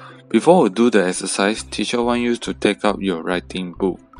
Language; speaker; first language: English; non-native, local second language; Chinese